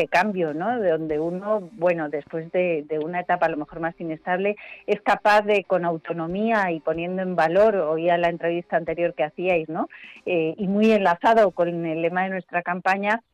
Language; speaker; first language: Spanish; native; Spanish